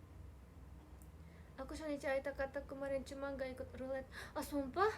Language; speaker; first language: Indonesian; native; Indonesian